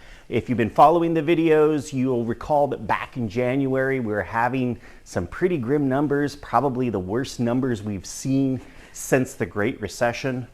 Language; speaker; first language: English; native; English